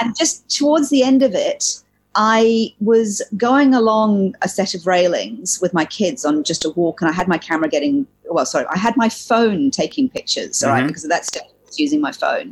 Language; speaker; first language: English; native; English